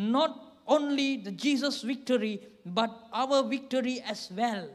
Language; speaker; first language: English; non-native, local second language; Tamil